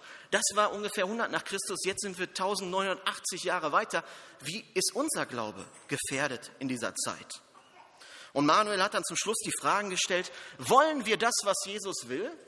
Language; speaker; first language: German; native; German